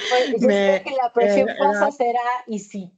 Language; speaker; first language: French; non-native, fluent; Spanish